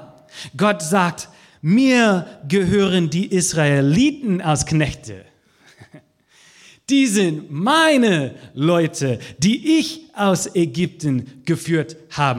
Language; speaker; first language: German; non-native, fluent; English